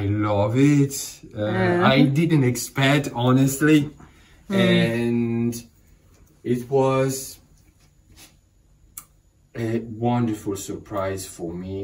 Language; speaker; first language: English; non-native, fluent; Italian